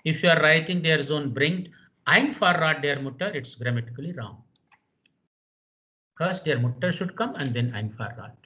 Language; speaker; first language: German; non-native, fluent; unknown